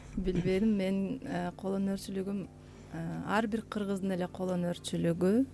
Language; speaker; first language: Kyrgyz; native; Kyrgyz